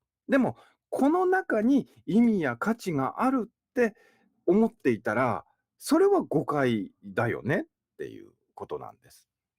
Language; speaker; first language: Japanese; native; Japanese